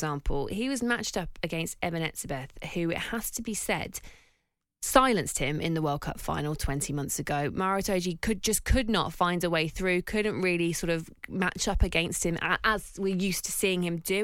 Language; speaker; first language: English; native; English